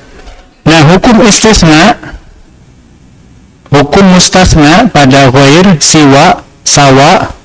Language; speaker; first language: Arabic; non-native, fluent; Indonesian